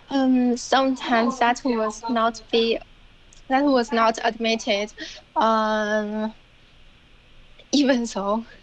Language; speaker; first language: English; non-native, learner; Chinese